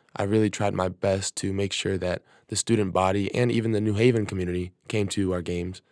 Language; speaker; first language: English; native; English